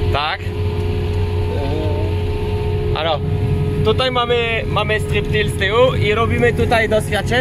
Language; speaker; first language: Polish; non-native, fluent; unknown